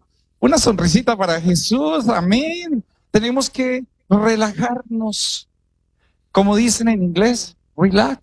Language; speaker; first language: Spanish; native; Spanish